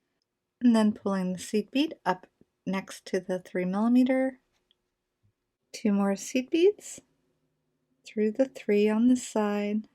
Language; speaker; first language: English; native; English